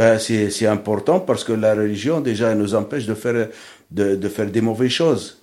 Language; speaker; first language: French; non-native, local second language; Arabic